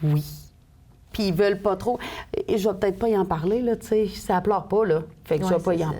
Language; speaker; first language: French; native; French